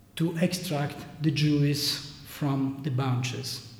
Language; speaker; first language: English; non-native, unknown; Italian